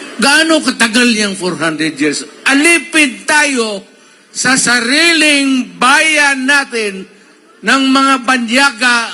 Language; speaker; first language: Filipino; non-native, local second language; Cebuano